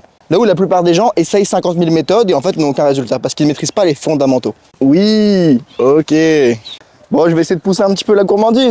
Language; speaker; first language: French; native; French